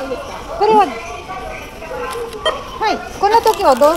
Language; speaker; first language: Japanese; non-native, local second language; Filipino